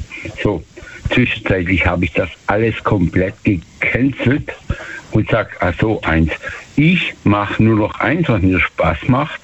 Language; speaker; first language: German; native; German